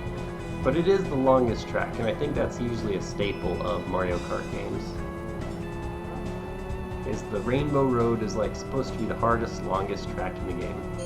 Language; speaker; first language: English; native; English